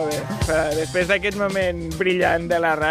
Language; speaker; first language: Catalan; native; Catalan